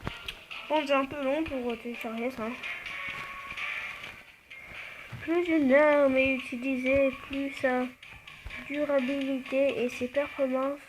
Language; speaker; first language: French; native; French